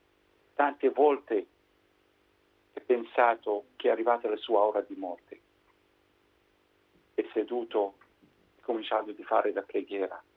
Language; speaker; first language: Italian; non-native, fluent; Arabic